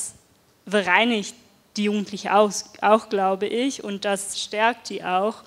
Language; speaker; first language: German; non-native, fluent; Dutch